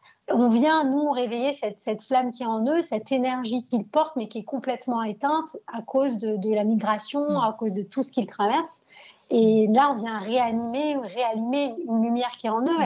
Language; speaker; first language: French; early bilingual, other home language; Arabic